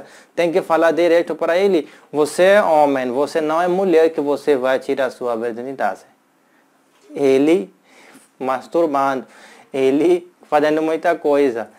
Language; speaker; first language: Portuguese; non-native, learner; Hindi